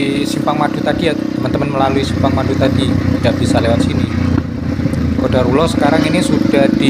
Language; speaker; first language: Indonesian; native; Indonesian